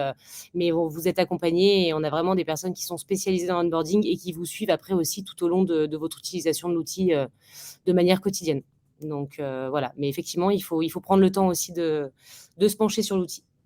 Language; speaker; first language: French; native; French